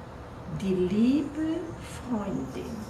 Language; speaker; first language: German; non-native, fluent; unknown